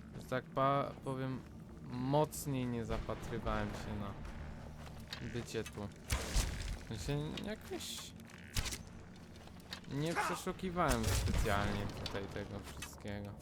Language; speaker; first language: Polish; native; Polish